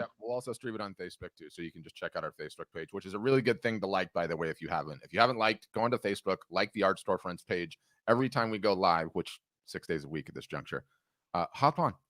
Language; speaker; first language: English; native; English